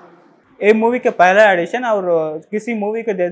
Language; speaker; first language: Hindi; non-native, local second language; Telugu